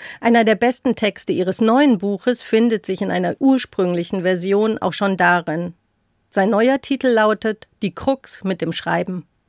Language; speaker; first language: German; native; German